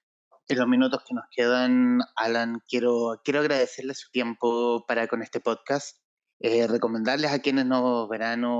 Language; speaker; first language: Spanish; native; Spanish